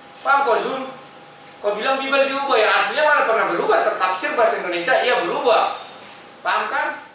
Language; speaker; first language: Indonesian; native; Indonesian